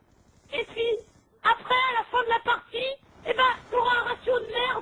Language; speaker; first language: French; native; French